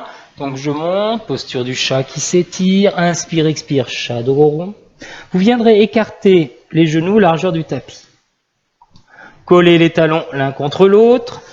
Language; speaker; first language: French; native; French